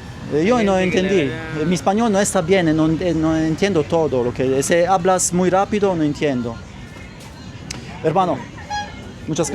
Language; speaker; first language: Spanish; non-native, learner; German